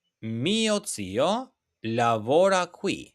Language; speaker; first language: Italian; non-native, learner; Albanian